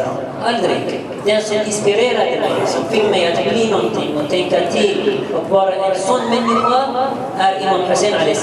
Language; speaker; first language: Swedish; early bilingual, other home language; Arabic